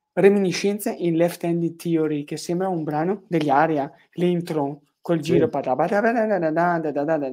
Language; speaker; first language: Italian; native; Italian